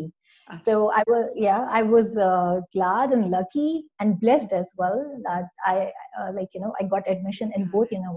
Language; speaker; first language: English; non-native, local second language; Urdu